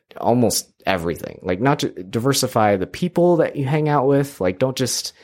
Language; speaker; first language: English; native; English